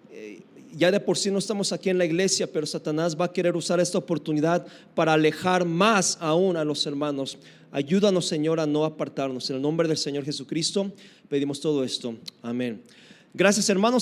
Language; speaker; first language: Spanish; native; Spanish